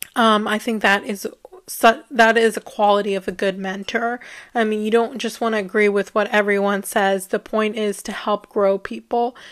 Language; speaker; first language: English; native; English